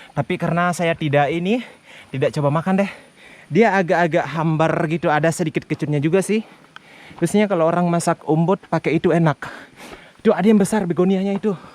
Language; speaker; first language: Indonesian; non-native, local second language; Buginese